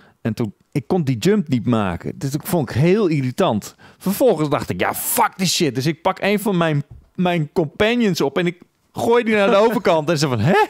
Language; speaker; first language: Dutch; native; Dutch